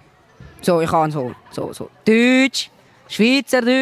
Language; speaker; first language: German; early bilingual, other home language; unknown